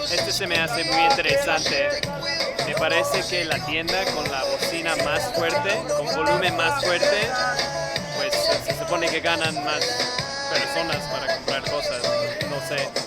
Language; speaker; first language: Spanish; non-native, fluent; English